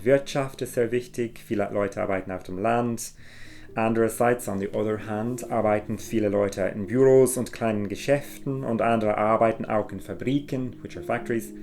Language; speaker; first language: German; non-native, fluent; English